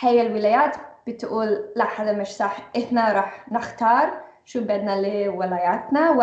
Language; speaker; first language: Arabic; non-native, fluent; English